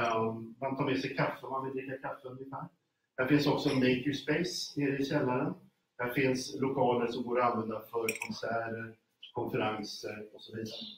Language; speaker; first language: Swedish; native; Swedish